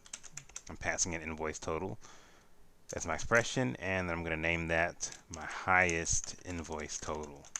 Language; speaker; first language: English; native; English